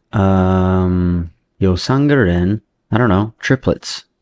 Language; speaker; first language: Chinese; non-native, learner; English